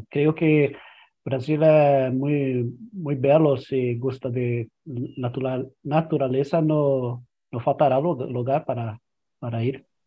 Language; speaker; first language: Spanish; non-native, learner; Portuguese